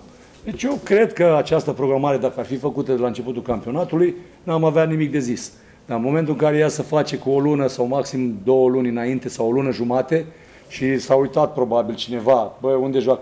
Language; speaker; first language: Romanian; native; Romanian